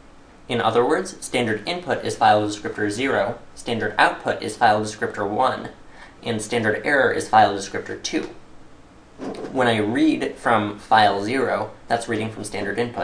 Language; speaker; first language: English; native; English